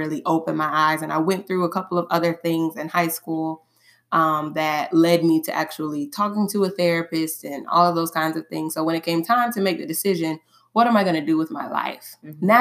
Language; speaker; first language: English; native; English